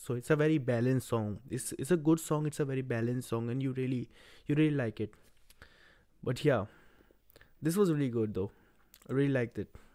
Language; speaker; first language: English; non-native, local second language; Hindi